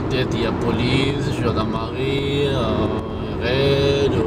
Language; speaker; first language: French; non-native, fluent; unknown